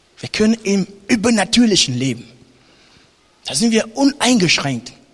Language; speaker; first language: German; non-native, fluent; French